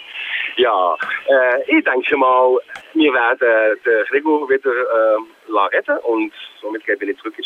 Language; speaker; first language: German; native; German